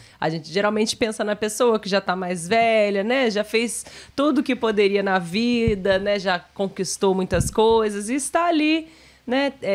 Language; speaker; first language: Portuguese; native; Portuguese